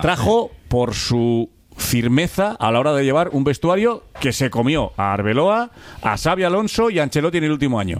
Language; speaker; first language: Spanish; native; Spanish